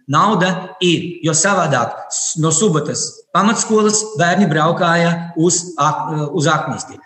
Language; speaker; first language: Latvian; non-native, local second language; Russian